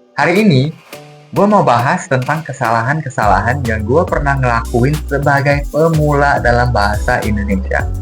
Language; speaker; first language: Indonesian; non-native, fluent; English